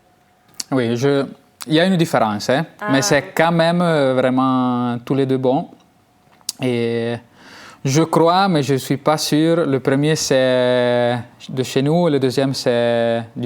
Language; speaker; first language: French; non-native, local second language; Italian